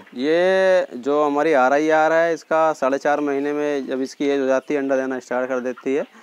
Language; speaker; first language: Hindi; native; Hindi